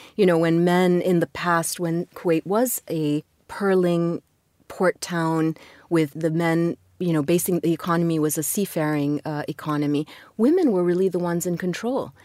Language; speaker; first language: English; non-native, fluent; Arabic